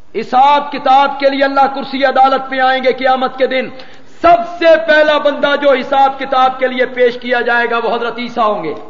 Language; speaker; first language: Urdu; non-native, local second language; Punjabi